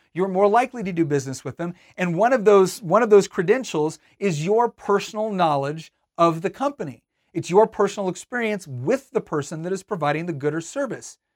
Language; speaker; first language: English; native; English